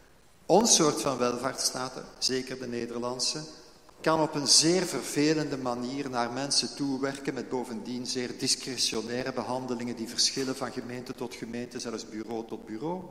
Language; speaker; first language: Dutch; native; Dutch